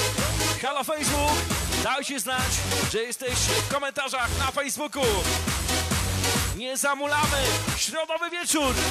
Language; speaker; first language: Polish; native; Polish